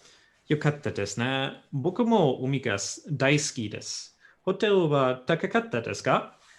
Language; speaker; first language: Japanese; non-native, fluent; English